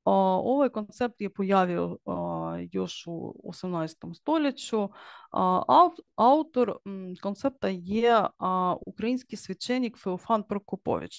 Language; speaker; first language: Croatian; non-native, learner; Ukrainian